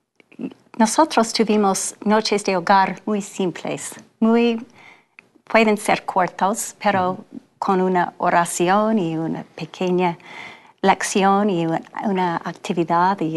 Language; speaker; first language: Spanish; non-native, fluent; English